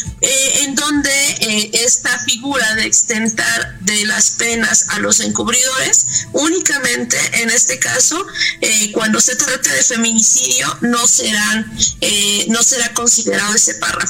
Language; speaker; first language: Spanish; native; Spanish